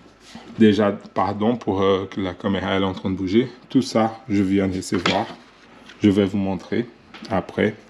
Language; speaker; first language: French; non-native, learner; Portuguese